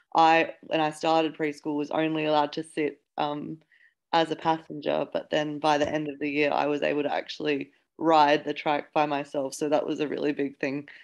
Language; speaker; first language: English; native; English